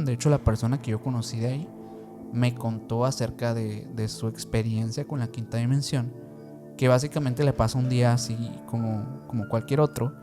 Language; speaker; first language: Spanish; native; Spanish